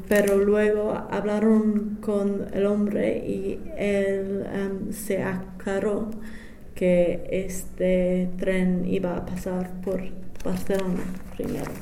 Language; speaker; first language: Spanish; non-native, fluent; English